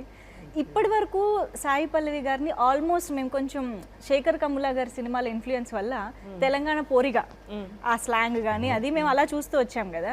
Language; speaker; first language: Telugu; native; Telugu